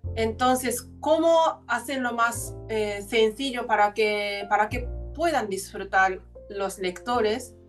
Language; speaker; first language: Spanish; non-native, fluent; Japanese